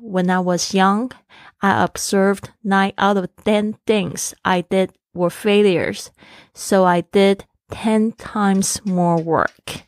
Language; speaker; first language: English; non-native, fluent; Chinese